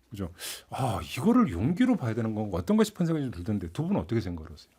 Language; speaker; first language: Korean; native; Korean